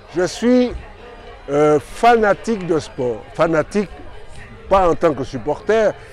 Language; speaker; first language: French; native; French